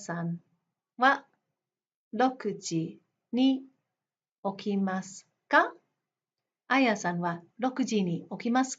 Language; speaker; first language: Japanese; non-native, fluent; English